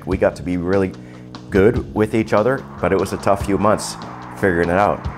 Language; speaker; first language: English; native; English